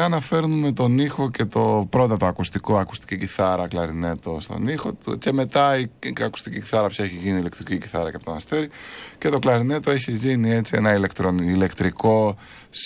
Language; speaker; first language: Greek; native; Greek